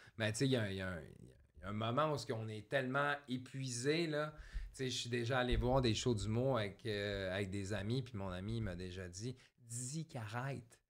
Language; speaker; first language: French; native; French